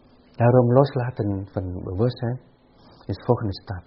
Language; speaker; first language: Dutch; non-native, fluent; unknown